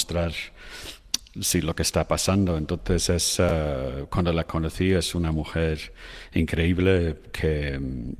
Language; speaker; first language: Spanish; non-native, fluent; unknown